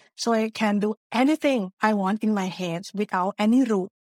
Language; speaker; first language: English; non-native, learner; Thai